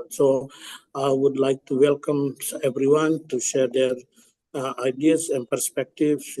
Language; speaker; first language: English; non-native, fluent; Indonesian